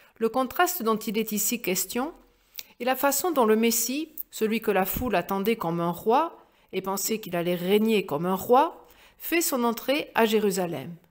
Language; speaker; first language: French; native; French